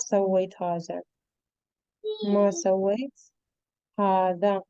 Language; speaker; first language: Arabic; non-native, fluent; Urdu